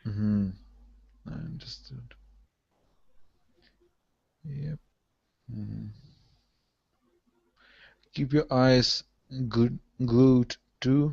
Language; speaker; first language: English; non-native, learner; Russian